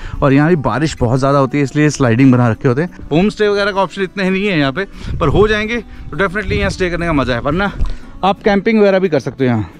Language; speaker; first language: Hindi; native; Hindi